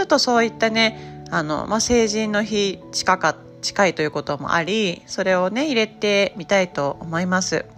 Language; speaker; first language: Japanese; native; Japanese